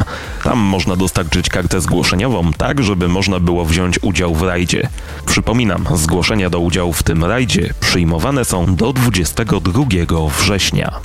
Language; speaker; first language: Polish; native; Polish